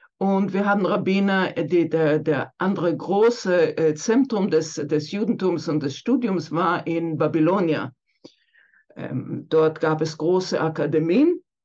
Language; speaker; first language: German; non-native, fluent; Hebrew